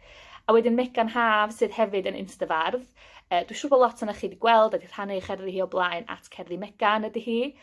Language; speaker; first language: Welsh; native; Welsh